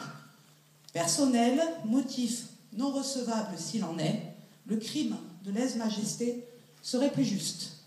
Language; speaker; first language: French; native; French